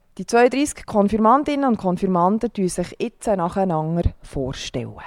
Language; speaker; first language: German; native; German